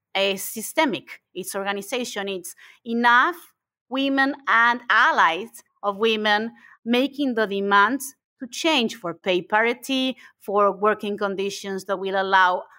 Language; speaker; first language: English; non-native, fluent; Spanish